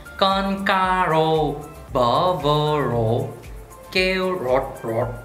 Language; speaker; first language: Vietnamese; non-native, learner; Korean